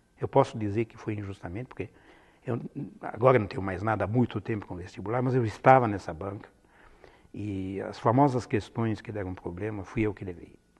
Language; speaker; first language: Portuguese; non-native, fluent; Italian